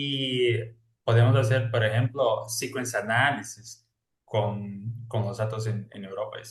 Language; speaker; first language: Spanish; non-native, fluent; Portuguese